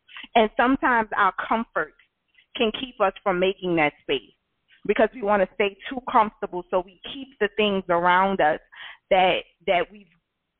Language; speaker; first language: English; native; English